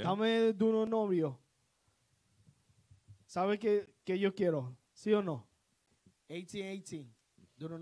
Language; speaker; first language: Spanish; non-native, learner; English